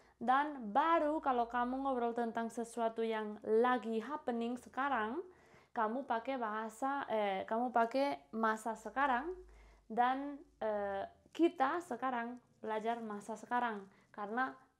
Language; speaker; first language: Indonesian; non-native, fluent; Spanish